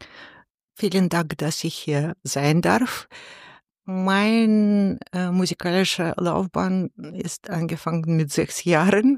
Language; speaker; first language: German; non-native, learner; Russian